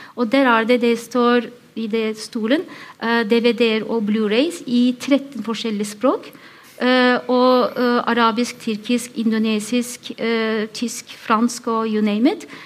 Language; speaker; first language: Norwegian; non-native, fluent; Turkish